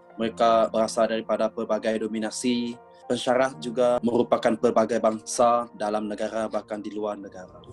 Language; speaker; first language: Malay; non-native, local second language; Iban